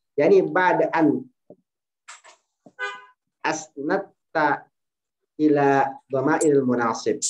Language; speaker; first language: Arabic; non-native, fluent; Indonesian